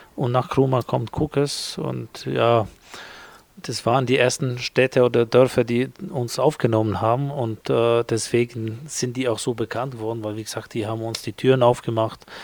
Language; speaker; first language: German; non-native, fluent; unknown